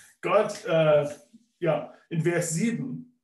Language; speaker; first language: German; non-native, fluent; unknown